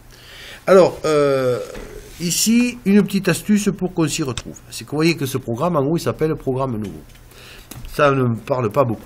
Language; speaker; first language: French; native; French